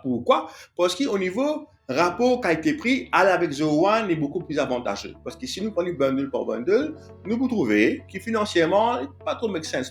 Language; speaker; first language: French; non-native, local second language; Morisyen